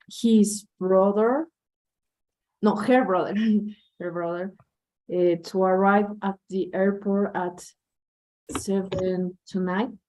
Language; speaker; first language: English; non-native, learner; Spanish